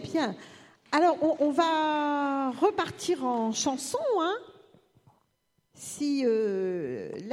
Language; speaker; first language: French; native; French